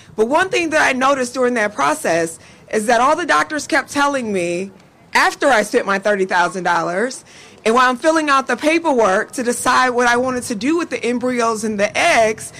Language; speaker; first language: English; native; English